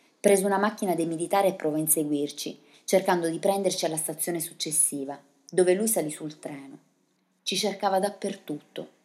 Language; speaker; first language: Italian; early bilingual, other home language; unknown